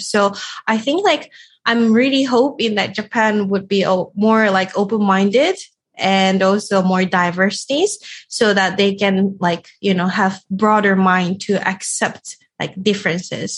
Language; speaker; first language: English; non-native, fluent; Japanese